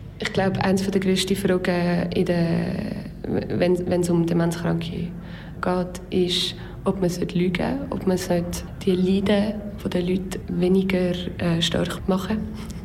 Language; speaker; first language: German; non-native, local second language; French